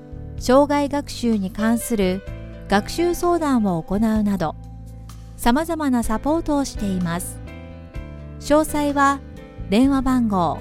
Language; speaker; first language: Japanese; native; Japanese